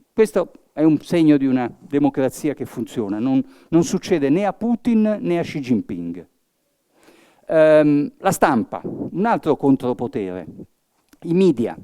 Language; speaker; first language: Italian; early bilingual, heritage; Italian